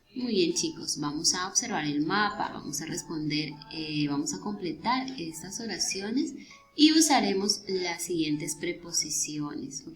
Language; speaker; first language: Spanish; native; Spanish